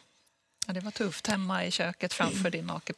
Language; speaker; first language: Swedish; native; Swedish